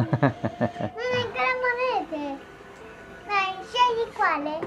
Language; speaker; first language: Italian; early bilingual, heritage; Italian